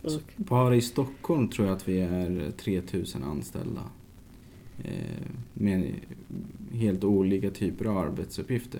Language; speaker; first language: Swedish; native; Swedish